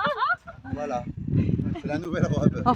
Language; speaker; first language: French; native; French